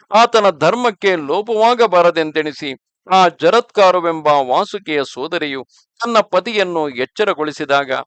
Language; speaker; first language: Kannada; native; Kannada